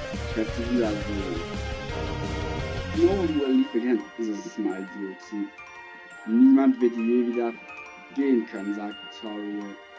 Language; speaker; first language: German; native; German